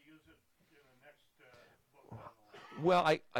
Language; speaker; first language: English; native; English